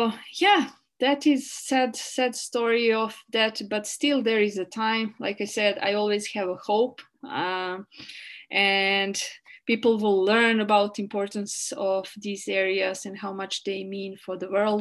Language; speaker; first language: English; non-native, learner; Bosnian